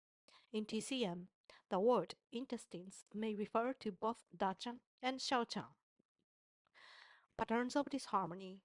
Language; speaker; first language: English; non-native, fluent; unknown